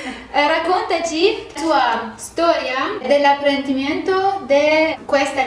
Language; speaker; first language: Italian; non-native, learner; Persian